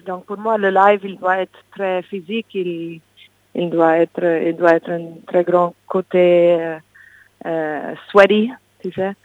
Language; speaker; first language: French; non-native, fluent; English